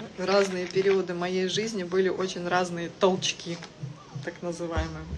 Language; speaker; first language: Russian; native; Russian